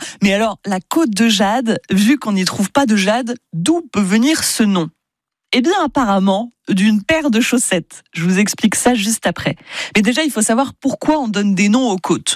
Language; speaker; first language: French; native; French